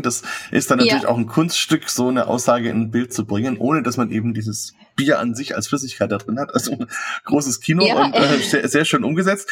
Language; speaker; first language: German; native; German